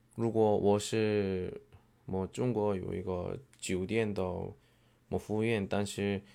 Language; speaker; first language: Chinese; non-native, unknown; Korean